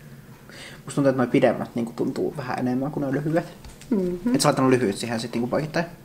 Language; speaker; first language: Finnish; native; Finnish